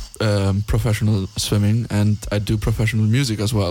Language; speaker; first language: English; non-native, fluent; Icelandic